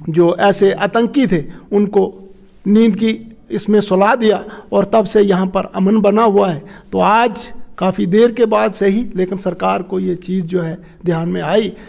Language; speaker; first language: Hindi; non-native, local second language; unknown